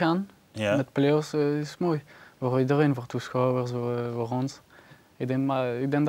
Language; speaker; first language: Dutch; non-native, learner; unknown